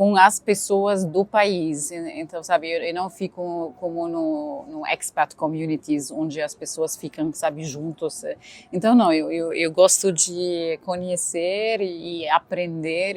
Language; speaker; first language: Portuguese; non-native, fluent; Arabic